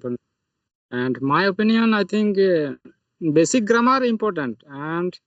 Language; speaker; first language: English; non-native, learner; Santali